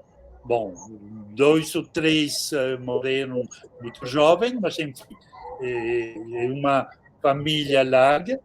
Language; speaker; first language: Portuguese; non-native, fluent; French